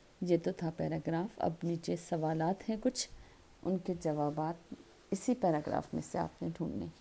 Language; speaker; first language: Urdu; native; Urdu